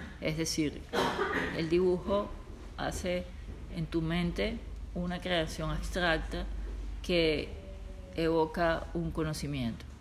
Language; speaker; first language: Spanish; native; Spanish